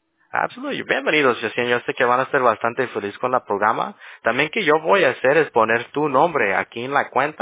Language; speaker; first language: Spanish; early bilingual, heritage; English